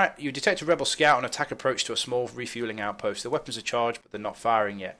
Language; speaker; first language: English; native; English